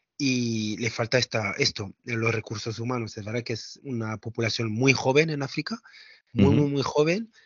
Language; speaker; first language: Spanish; non-native, fluent; French